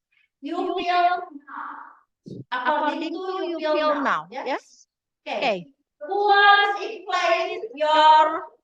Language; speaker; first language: English; non-native, learner; Indonesian